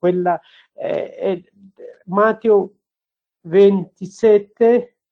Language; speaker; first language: Italian; non-native, learner; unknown